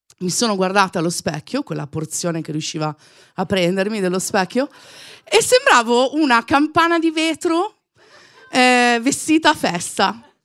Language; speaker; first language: Italian; native; Italian